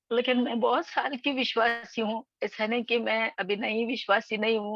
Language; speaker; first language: Hindi; non-native, local second language; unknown